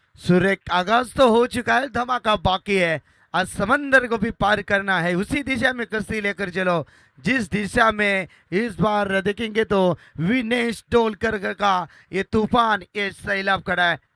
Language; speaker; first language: Hindi; non-native, local second language; Marathi